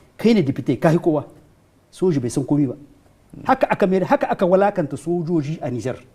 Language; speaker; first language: Hausa; non-native, local second language; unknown